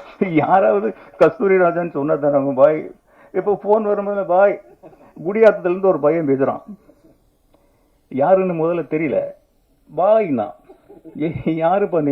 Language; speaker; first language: Tamil; native; Tamil